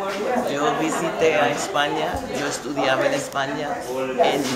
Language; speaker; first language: Spanish; non-native, fluent; English